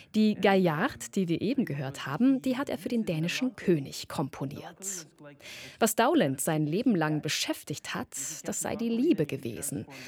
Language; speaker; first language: German; native; German